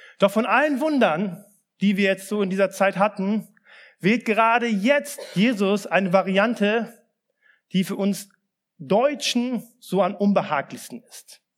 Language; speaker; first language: German; early bilingual, other home language; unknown